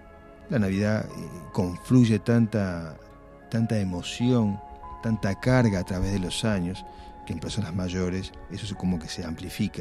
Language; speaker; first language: Spanish; native; Spanish